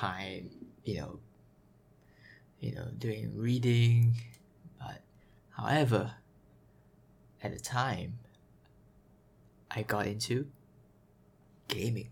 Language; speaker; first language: English; native; English